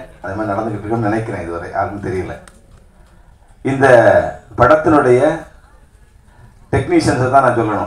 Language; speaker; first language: Tamil; native; Tamil